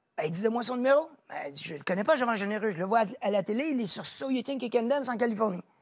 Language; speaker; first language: French; native; French